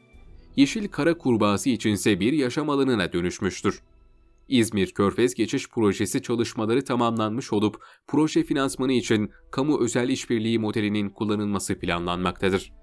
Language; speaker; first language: Turkish; native; Turkish